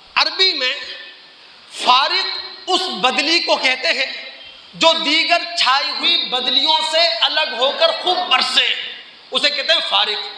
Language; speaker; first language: Urdu; native; Urdu